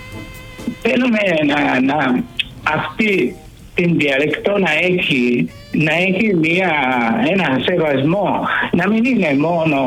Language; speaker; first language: Greek; early bilingual, heritage; Greek